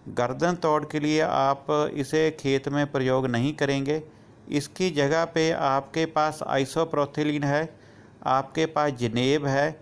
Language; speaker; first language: Hindi; non-native, local second language; Punjabi